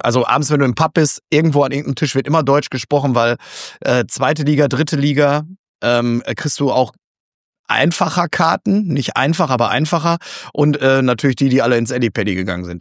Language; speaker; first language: German; native; German